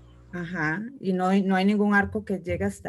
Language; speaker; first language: Spanish; native; Spanish